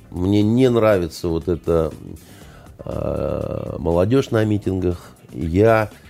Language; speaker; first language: Russian; native; Russian